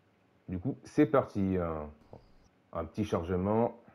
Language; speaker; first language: French; native; French